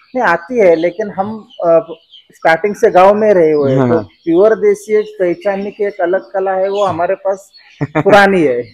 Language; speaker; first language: Hindi; non-native, local second language; Marathi